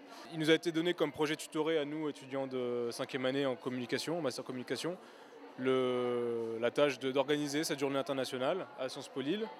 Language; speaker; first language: French; native; French